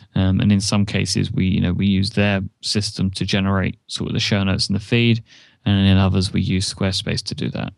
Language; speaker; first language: English; native; English